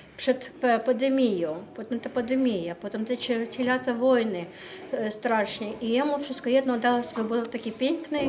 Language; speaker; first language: Polish; non-native, local second language; Ukrainian